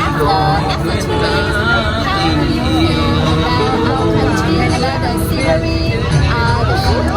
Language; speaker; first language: English; non-native, learner; Vietnamese